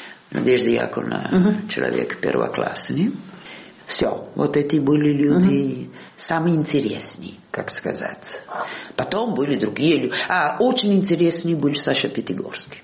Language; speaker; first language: Russian; non-native, fluent; Italian